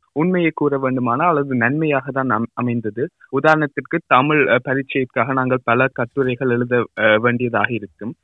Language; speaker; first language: Tamil; native; Tamil